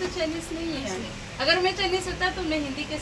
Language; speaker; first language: Hindi; non-native, local second language; Assamese